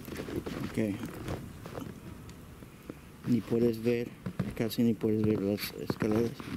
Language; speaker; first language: Spanish; early bilingual, heritage; Spanish